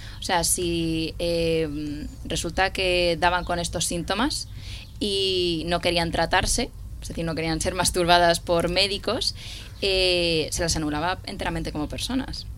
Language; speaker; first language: Spanish; native; Spanish